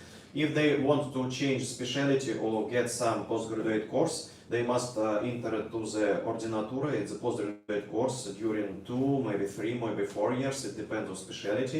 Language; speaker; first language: English; non-native, learner; Russian